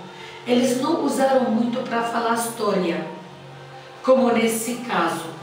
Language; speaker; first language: Portuguese; non-native, learner; Arabic